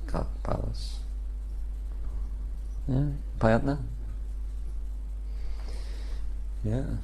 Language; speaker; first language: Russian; non-native, learner; English